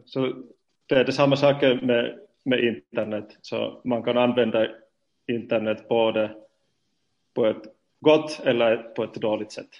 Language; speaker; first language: Swedish; non-native, fluent; Finnish